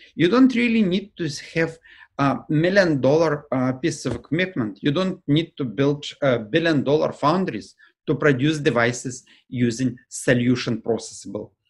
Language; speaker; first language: English; non-native, fluent; Ukrainian